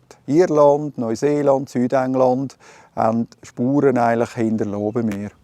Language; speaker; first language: German; native; German